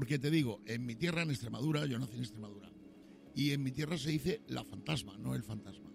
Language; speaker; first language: Spanish; native; Spanish